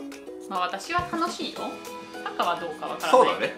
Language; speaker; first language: Japanese; non-native, fluent; German